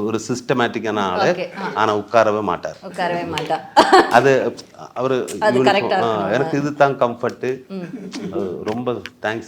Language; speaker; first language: Tamil; non-native, learner; Malayalam